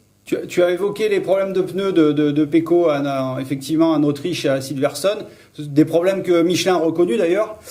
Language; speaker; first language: French; native; French